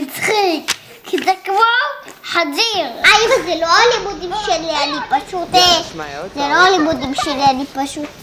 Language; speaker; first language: Hebrew; early bilingual, other home language; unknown